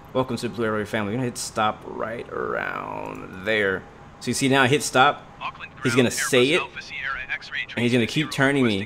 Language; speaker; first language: English; native; English